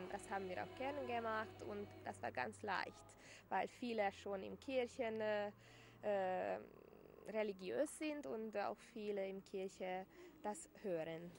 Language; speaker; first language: German; non-native, local second language; Hungarian